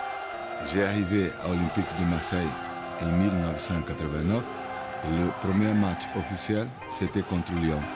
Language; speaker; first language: French; non-native, fluent; Portuguese